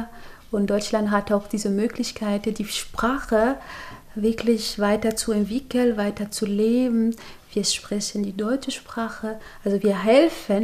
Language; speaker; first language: German; non-native, fluent; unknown